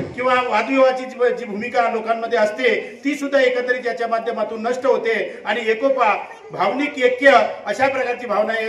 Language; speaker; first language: Marathi; non-native, local second language; Lambadi